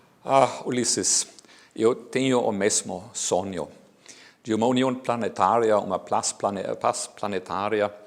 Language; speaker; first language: Portuguese; non-native, fluent; German